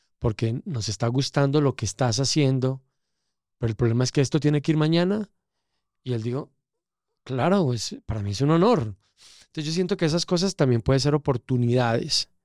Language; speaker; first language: Spanish; native; Spanish